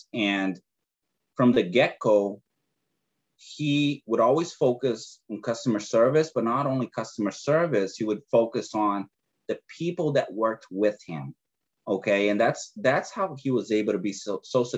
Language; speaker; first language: English; non-native, fluent; Portuguese